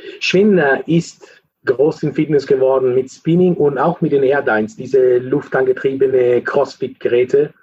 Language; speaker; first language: German; non-native, fluent; Italian